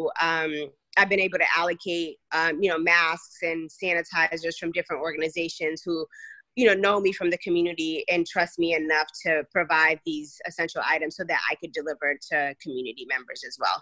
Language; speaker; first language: English; early bilingual, other home language; Kabuverdianu